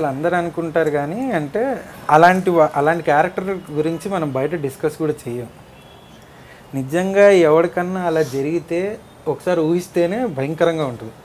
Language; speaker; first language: Telugu; native; Telugu